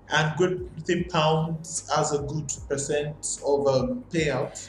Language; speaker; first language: English; non-native, learner; Portuguese